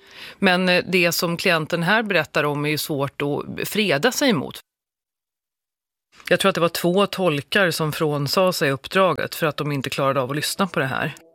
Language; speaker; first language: Swedish; native; Swedish